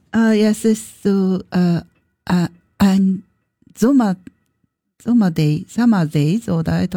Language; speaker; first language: German; non-native, learner; Japanese